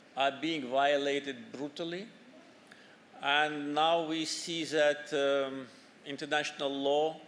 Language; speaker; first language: English; non-native, fluent; Azerbaijani